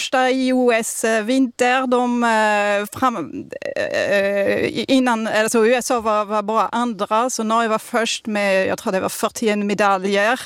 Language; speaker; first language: Swedish; non-native, fluent; French